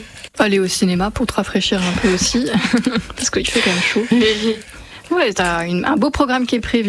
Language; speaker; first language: French; native; French